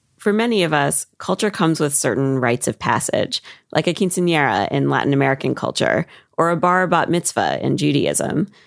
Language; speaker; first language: English; native; English